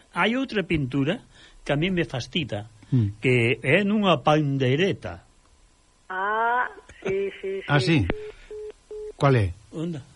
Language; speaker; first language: Galician; non-native, local second language; Spanish